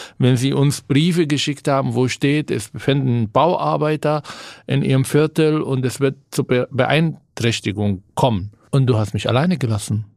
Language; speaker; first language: German; non-native, fluent; Arabic